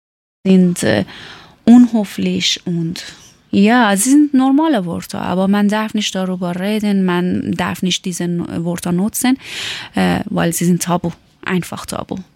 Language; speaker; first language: German; non-native, learner; Persian